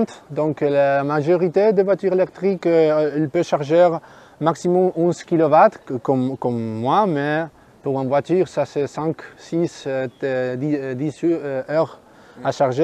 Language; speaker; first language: French; non-native, fluent; Spanish